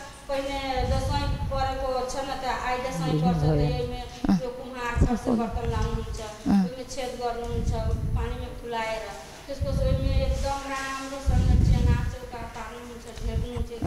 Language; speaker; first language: Nepali; non-native, local second language; Maithili